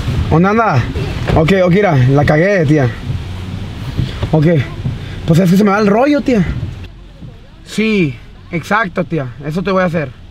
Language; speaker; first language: Spanish; early bilingual, heritage; Spanish